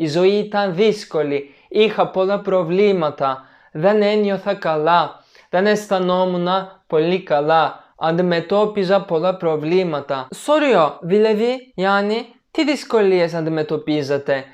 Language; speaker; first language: Greek; non-native, fluent; Turkish